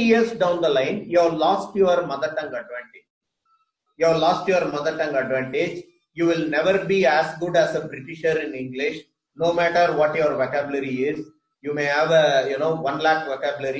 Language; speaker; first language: English; non-native, local second language; Tamil